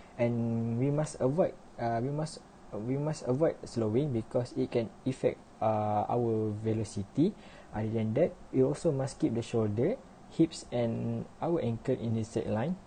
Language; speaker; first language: English; non-native, learner; Malay